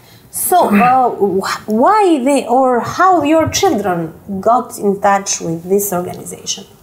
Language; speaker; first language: English; non-native, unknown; Albanian